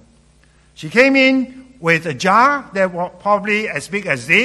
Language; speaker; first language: English; non-native, local second language; Cantonese